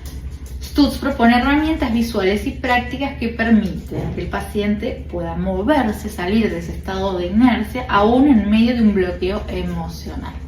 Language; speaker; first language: Spanish; native; Spanish